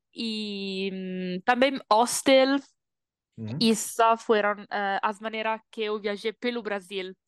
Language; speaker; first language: Portuguese; non-native, fluent; Italian